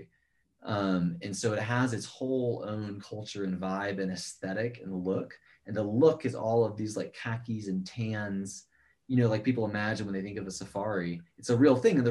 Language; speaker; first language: English; native; English